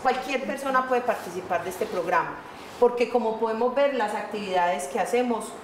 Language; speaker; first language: Spanish; native; Spanish